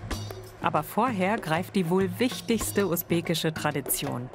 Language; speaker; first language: German; native; German